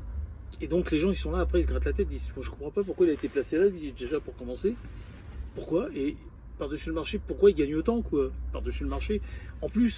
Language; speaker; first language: French; native; French